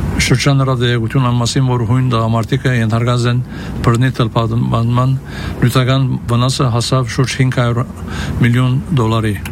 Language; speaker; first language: Armenian; early bilingual, heritage; Armenian